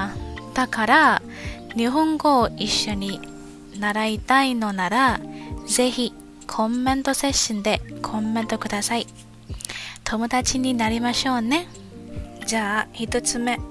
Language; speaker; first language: Japanese; non-native, learner; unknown